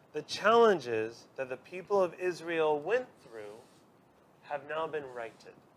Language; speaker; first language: English; native; English